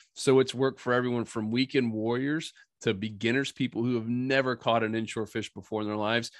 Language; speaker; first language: English; native; English